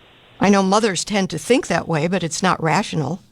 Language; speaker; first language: English; native; English